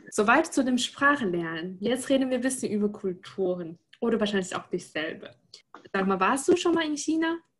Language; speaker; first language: German; non-native, fluent; Chinese